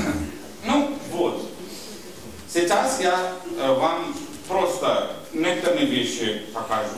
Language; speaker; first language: Russian; non-native, learner; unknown